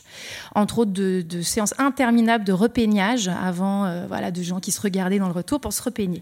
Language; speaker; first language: French; native; French